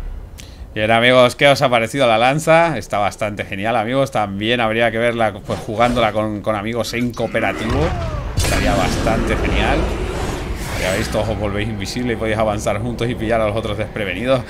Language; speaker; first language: Spanish; native; Spanish